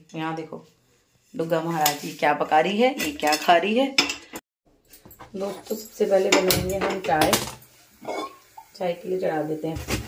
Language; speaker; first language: Hindi; native; Hindi